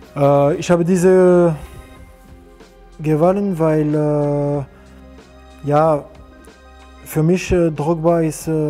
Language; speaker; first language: German; non-native, learner; French